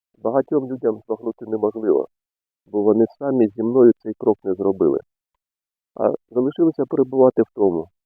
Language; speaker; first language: Ukrainian; non-native, local second language; Russian